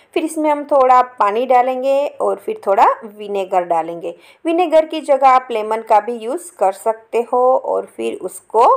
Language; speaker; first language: Hindi; non-native, local second language; Gujarati